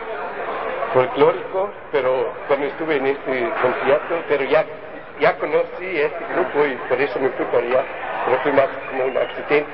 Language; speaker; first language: Spanish; non-native, learner; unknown